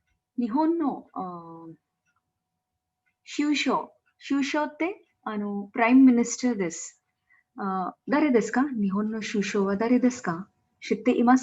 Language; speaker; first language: Japanese; non-native, learner; Marathi